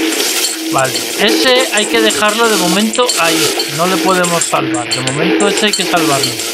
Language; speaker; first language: Spanish; native; Spanish